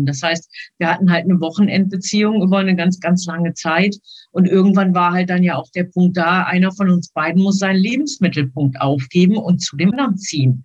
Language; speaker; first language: German; native; German